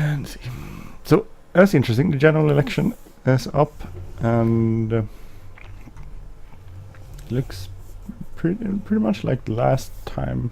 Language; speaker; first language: English; non-native, fluent; Swedish